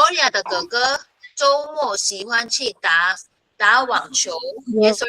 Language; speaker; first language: Chinese; non-native, fluent; Filipino